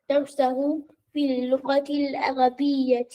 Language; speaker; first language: Arabic; non-native, learner; English